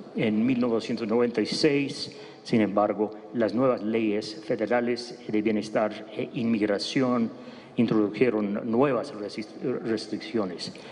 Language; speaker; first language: Spanish; non-native, fluent; English